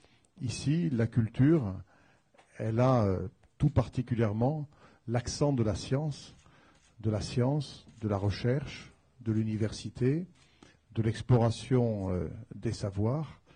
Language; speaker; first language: French; native; French